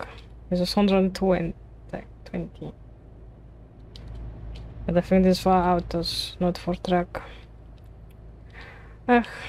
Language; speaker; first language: English; non-native, learner; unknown